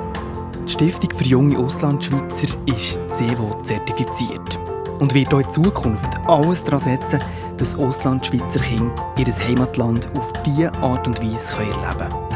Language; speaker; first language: German; native; German